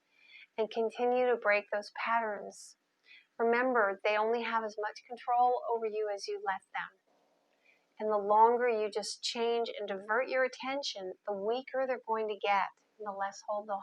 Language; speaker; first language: English; native; English